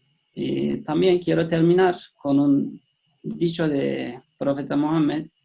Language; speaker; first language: Spanish; non-native, fluent; Turkish